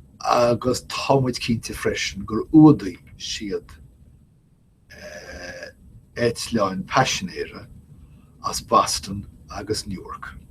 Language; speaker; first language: Irish; native; Irish